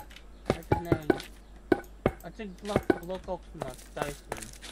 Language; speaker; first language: Russian; non-native, learner; Latvian